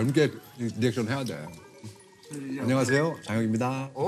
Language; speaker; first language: Korean; native; Korean